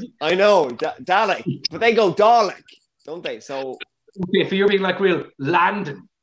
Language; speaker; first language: English; native; English